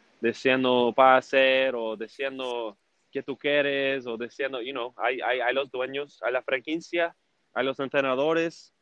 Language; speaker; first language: Spanish; early bilingual, heritage; English